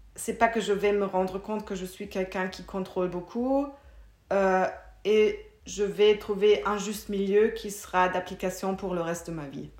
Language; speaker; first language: French; non-native, fluent; German